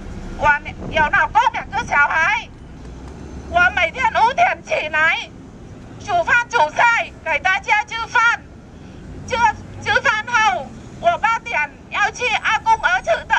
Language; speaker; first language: Chinese; non-native, learner; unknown